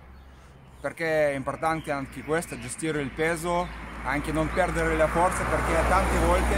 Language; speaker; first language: Italian; non-native, fluent; Russian